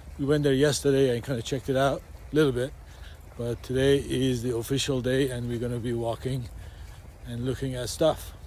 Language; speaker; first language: English; native; English